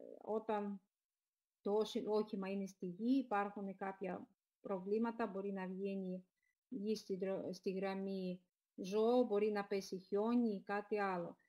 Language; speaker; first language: Greek; non-native, fluent; Russian